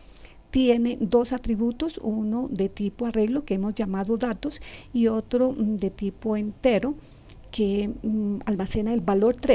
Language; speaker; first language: Spanish; native; Spanish